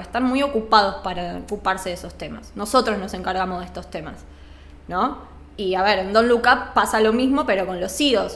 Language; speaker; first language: Spanish; native; Spanish